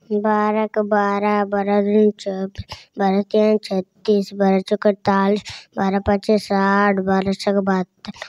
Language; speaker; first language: Hindi; native; Hindi